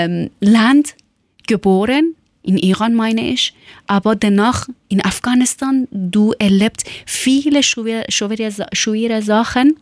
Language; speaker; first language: German; non-native, learner; Persian